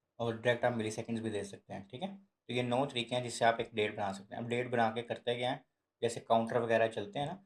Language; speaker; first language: Urdu; native; Urdu